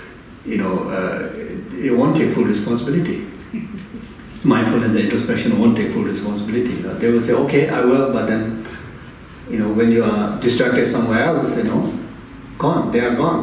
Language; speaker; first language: English; non-native, fluent; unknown